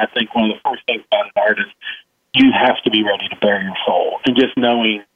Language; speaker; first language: English; native; English